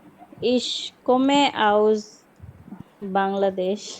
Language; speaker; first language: German; non-native, learner; Bangla